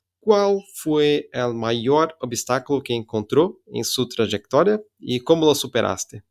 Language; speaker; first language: Spanish; non-native, fluent; Portuguese